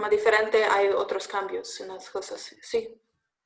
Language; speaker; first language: Spanish; non-native, learner; English